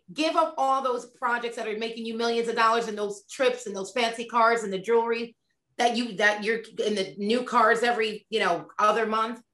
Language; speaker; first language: English; native; English